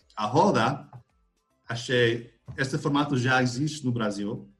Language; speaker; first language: Portuguese; non-native, fluent; English